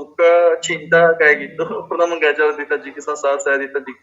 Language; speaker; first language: Indonesian; non-native, fluent; Tajik